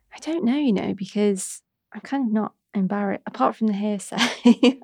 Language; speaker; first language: English; native; English